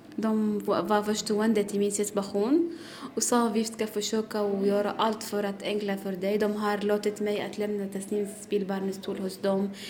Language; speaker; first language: Swedish; non-native, learner; Arabic